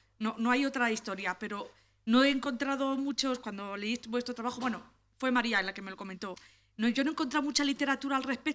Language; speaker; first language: Spanish; native; Spanish